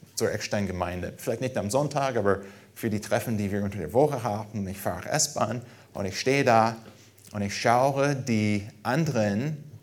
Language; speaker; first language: German; non-native, fluent; English